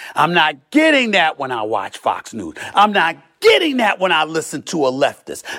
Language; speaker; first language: English; native; English